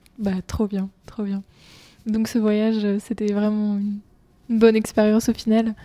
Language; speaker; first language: French; native; French